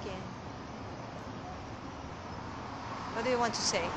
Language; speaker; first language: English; non-native, learner; Spanish